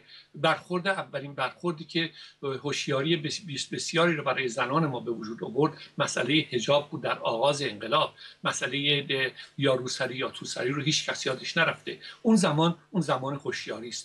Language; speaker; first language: Persian; native; Persian